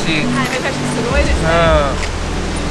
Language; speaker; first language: Japanese; non-native, learner; English